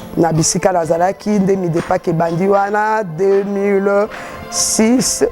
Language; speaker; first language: Lingala; non-native, local second language; Kongo